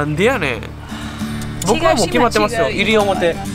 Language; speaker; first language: Japanese; native; Japanese